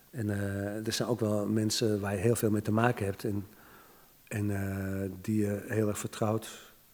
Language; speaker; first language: Dutch; native; Dutch